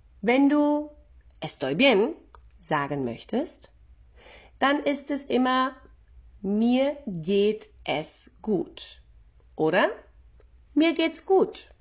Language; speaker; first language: German; native; German